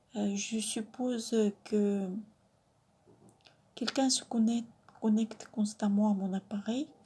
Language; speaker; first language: French; non-native, fluent; Russian